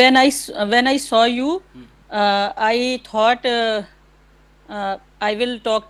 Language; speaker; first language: English; non-native, learner; Hindi